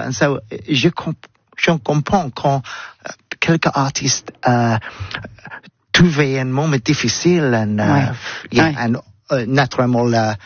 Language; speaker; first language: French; non-native, learner; English